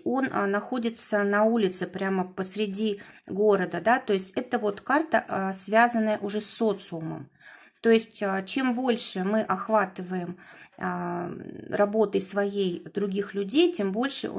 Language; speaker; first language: Russian; native; Russian